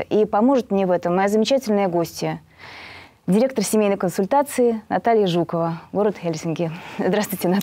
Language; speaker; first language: Russian; native; Russian